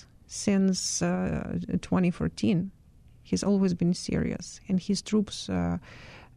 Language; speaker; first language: English; non-native, fluent; Ukrainian